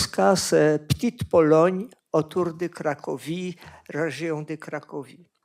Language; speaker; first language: French; non-native, fluent; Polish